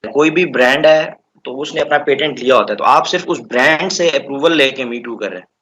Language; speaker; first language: Urdu; native; Urdu